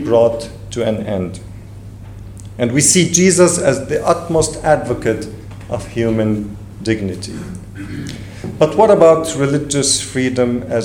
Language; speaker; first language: English; non-native, fluent; Arabic